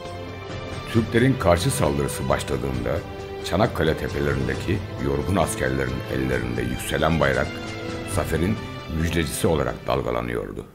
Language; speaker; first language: Turkish; native; Turkish